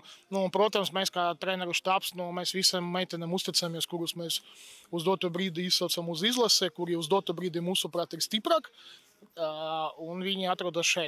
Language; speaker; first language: Latvian; non-native, local second language; Russian